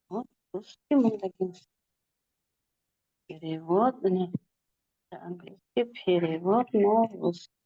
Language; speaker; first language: Russian; non-native, learner; Tajik